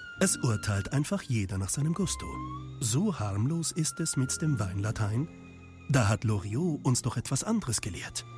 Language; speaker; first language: German; native; German